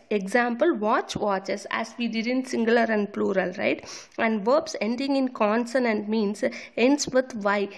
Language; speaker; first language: English; non-native, local second language; Tamil